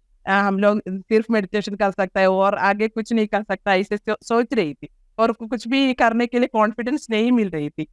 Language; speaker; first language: Hindi; non-native, local second language; Malayalam